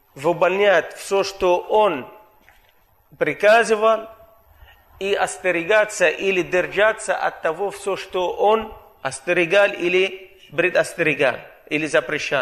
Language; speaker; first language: Russian; non-native, fluent; Arabic